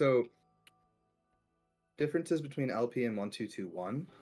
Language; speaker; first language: English; native; English